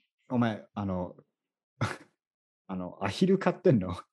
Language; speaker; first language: Japanese; non-native, fluent; English